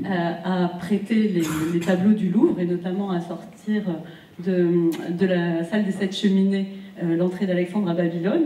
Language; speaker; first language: French; native; French